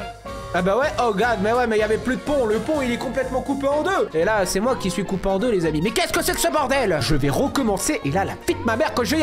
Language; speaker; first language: French; native; French